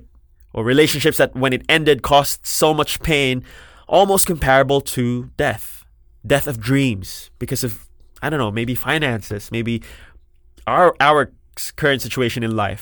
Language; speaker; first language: English; non-native, local second language; Filipino